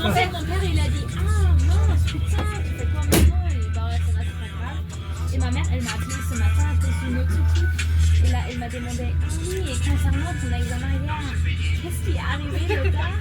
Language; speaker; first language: French; native; French